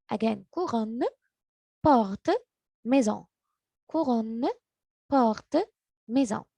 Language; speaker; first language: French; non-native, learner; Arabic